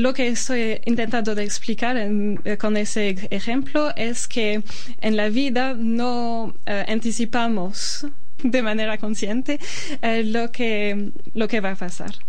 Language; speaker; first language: Spanish; non-native, fluent; Albanian